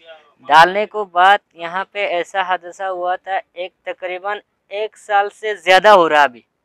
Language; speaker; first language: Hindi; non-native, learner; Rohingya